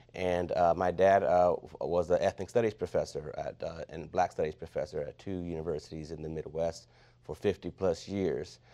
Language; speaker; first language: English; native; English